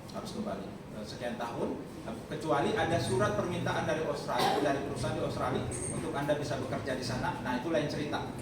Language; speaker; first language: Indonesian; non-native, local second language; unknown